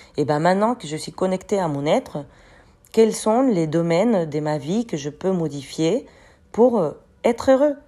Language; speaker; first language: French; non-native, fluent; Spanish